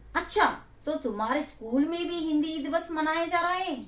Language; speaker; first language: Hindi; non-native, local second language; Telugu